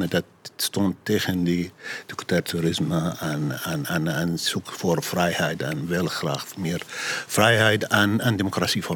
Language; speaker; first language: Dutch; non-native, learner; Arabic